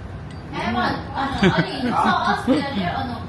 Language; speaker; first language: Filipino; non-native, learner; Nepali